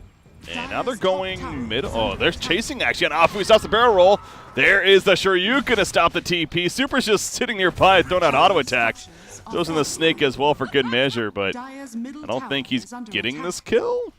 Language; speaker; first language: English; native; English